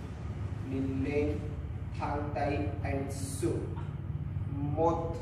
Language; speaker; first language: Vietnamese; non-native, learner; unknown